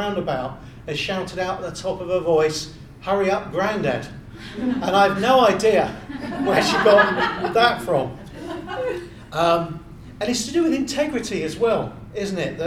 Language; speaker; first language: English; native; English